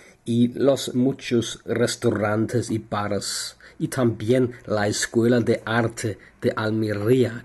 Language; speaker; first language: Spanish; non-native, learner; Danish